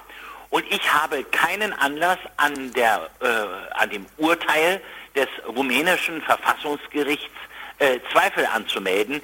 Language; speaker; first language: German; native; German